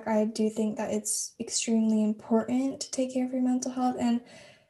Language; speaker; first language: English; native; English